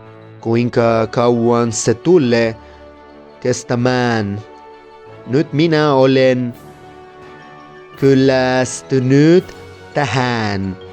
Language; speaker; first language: Finnish; non-native, learner; Spanish